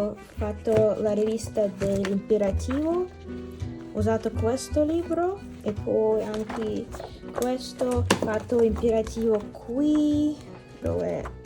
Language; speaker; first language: Italian; non-native, learner; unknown